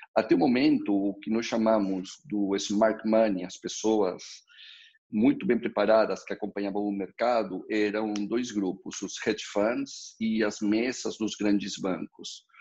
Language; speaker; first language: Portuguese; early bilingual, other home language; Spanish